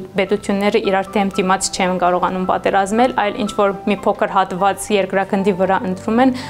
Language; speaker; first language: Armenian; early bilingual, heritage; Armenian